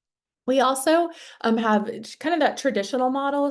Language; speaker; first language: English; native; English